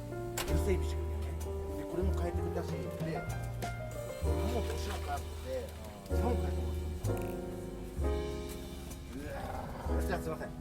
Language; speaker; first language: Japanese; native; Japanese